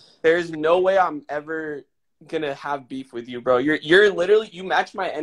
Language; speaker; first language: English; native; English